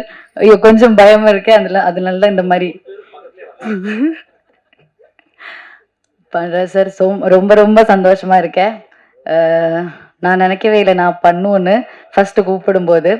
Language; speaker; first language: Tamil; non-native, learner; Malayalam